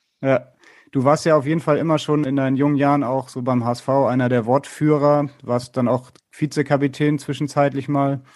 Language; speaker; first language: German; native; German